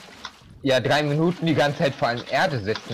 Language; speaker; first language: German; native; German